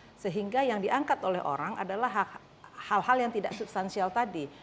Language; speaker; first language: Indonesian; native; Indonesian